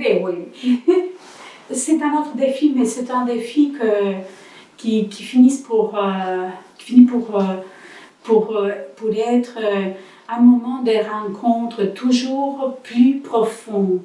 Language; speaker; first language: French; non-native, learner; Spanish